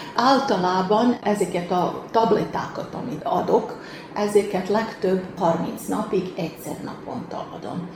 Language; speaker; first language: Hungarian; native; Hungarian